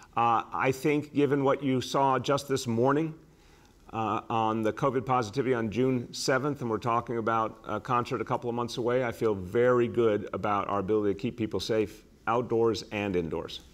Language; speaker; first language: English; native; English